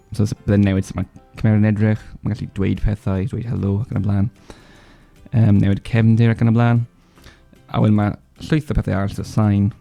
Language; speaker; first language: Welsh; non-native, local second language; English